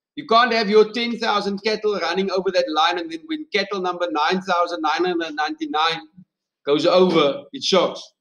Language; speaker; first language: English; non-native, local second language; Afrikaans